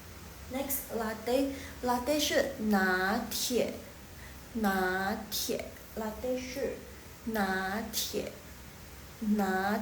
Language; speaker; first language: Chinese; non-native, fluent; Indonesian